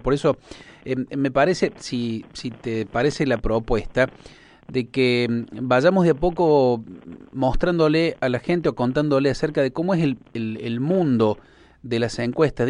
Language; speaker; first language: Spanish; native; Spanish